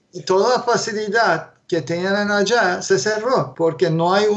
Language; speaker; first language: Spanish; non-native, fluent; Turkish